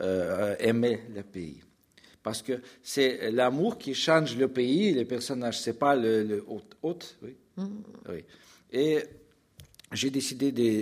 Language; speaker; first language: French; non-native, fluent; Russian